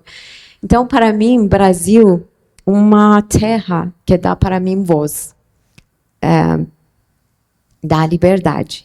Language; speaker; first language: Portuguese; non-native, fluent; Persian